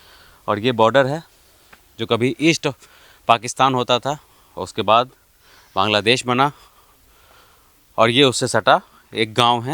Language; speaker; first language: Hindi; native; Hindi